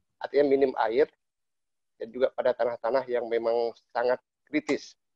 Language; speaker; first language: Indonesian; native; Indonesian